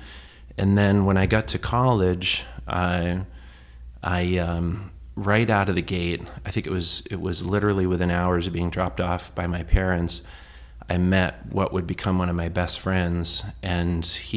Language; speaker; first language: English; native; English